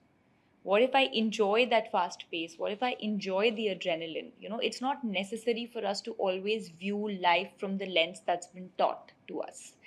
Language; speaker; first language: English; non-native, local second language; Hindi